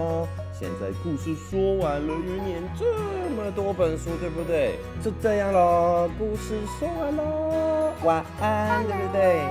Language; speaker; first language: Chinese; non-native, fluent; Swedish